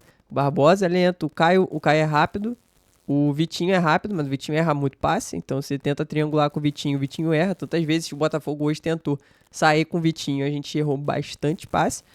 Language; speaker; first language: Portuguese; native; Portuguese